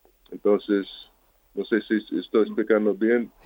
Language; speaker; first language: Spanish; non-native, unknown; English